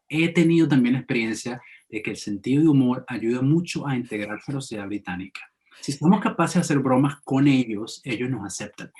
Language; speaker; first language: Spanish; native; Spanish